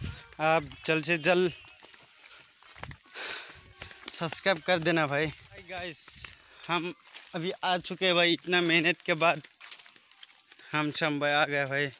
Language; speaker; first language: Hindi; non-native, local second language; Assamese